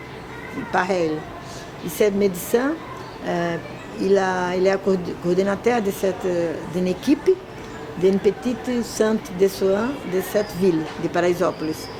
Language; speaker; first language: French; non-native, fluent; Portuguese